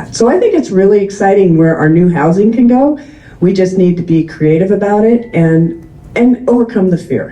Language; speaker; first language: English; native; English